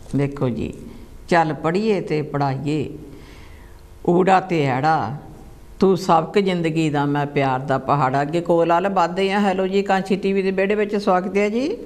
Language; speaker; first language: Punjabi; native; Punjabi